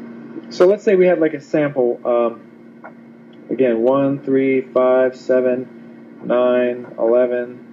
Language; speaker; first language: English; native; English